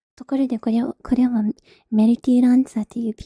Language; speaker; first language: Japanese; non-native, learner; English